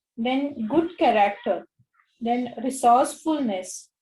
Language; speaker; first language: English; non-native, local second language; Marathi